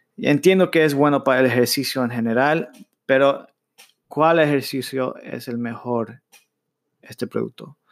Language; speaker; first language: Spanish; early bilingual, heritage; Spanish